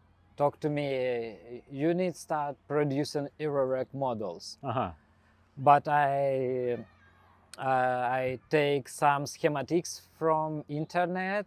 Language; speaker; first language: English; non-native, learner; Belarusian